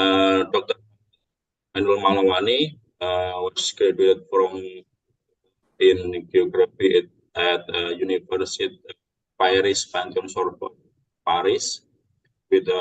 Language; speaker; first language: English; non-native, learner; Indonesian